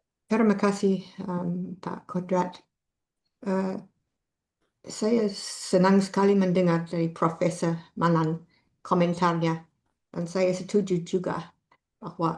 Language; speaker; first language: Indonesian; non-native, fluent; English